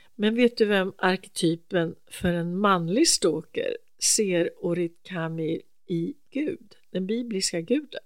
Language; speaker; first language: Swedish; native; Swedish